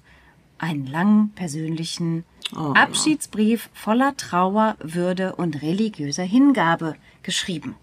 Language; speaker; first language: German; native; German